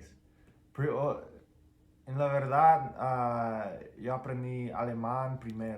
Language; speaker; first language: Spanish; non-native, fluent; English